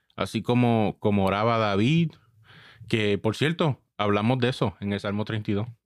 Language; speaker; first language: Spanish; early bilingual, heritage; Spanish